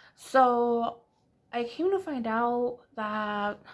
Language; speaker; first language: English; early bilingual, other home language; Spanish